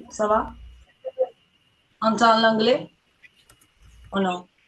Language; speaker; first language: French; non-native, learner; Spanish